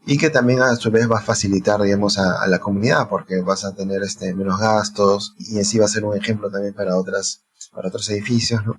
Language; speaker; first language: Spanish; native; Spanish